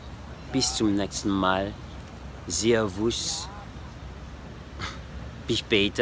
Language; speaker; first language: German; non-native, learner; French